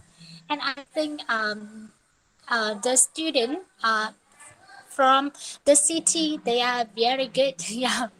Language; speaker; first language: English; non-native, learner; Vietnamese